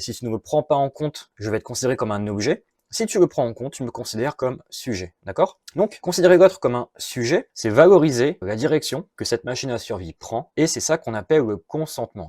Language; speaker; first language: French; native; French